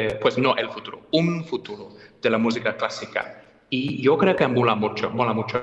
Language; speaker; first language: Spanish; non-native, fluent; English